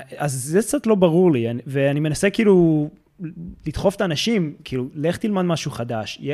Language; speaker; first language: Hebrew; early bilingual, heritage; Hebrew